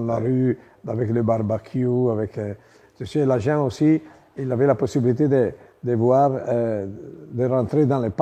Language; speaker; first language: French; non-native, learner; Italian